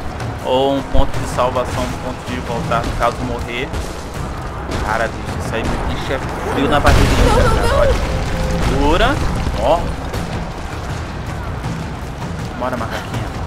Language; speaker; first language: Portuguese; native; Portuguese